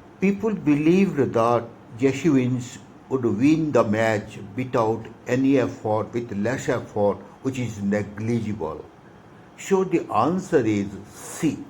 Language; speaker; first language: English; non-native, local second language; Odia